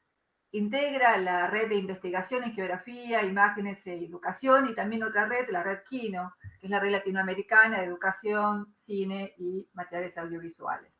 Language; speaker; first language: Spanish; native; Spanish